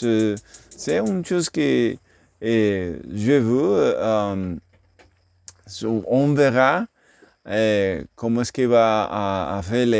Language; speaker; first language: French; non-native, learner; English